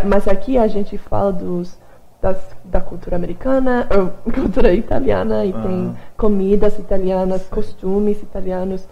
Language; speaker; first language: Portuguese; non-native, fluent; English